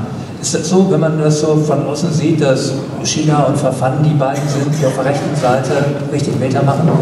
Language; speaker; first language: German; native; German